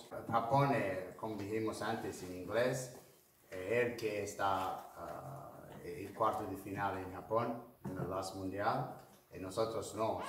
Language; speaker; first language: Spanish; non-native, fluent; English